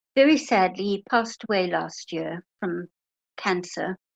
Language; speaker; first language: English; native; English